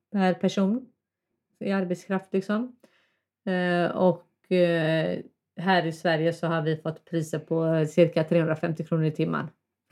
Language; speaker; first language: Swedish; native; Swedish